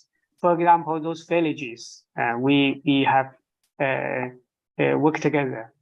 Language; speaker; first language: English; non-native, fluent; Chinese